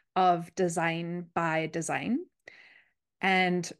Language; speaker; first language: English; native; English